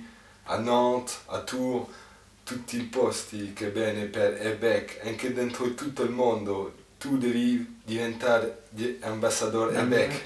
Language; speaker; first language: Italian; non-native, learner; French